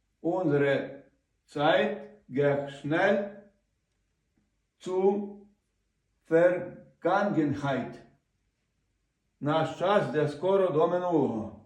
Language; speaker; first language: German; non-native, learner; Ukrainian